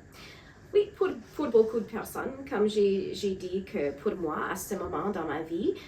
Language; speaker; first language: French; non-native, local second language; English